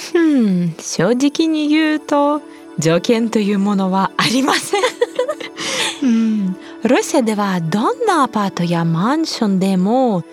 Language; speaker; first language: Japanese; non-native, fluent; Russian